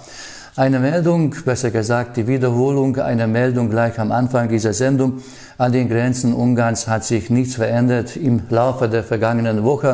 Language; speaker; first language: German; native; German